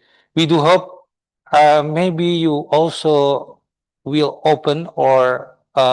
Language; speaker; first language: English; non-native, fluent; Indonesian